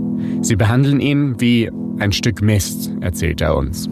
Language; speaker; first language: German; native; German